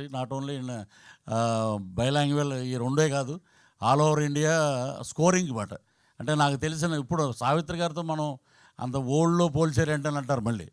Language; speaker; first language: Telugu; native; Telugu